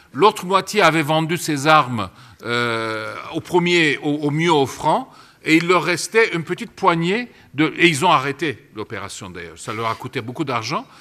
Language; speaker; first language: French; non-native, fluent; Turkish